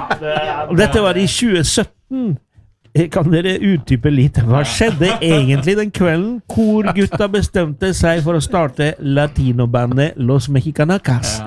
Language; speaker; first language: Norwegian; non-native, fluent; Spanish